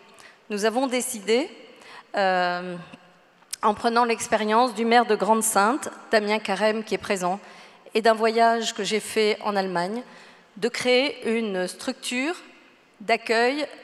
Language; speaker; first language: French; native; French